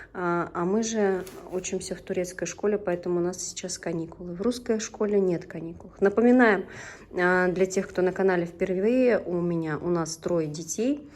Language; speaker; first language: Russian; non-native, local second language; Tatar